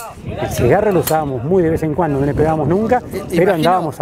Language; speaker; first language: Spanish; native; Spanish